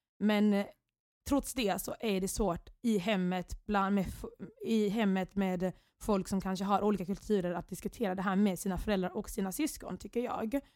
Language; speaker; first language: Swedish; early bilingual, other home language; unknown